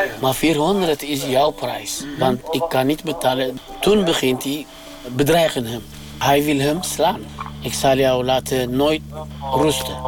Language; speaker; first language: Dutch; non-native, learner; Tigrinya